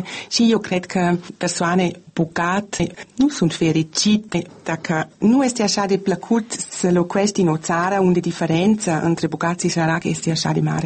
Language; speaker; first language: Romanian; non-native, learner; German